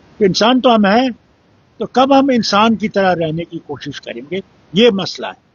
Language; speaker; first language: Urdu; non-native, local second language; Kashmiri